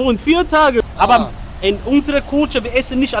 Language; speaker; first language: German; non-native, learner; Amharic